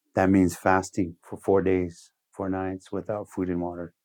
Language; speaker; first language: English; early bilingual, other home language; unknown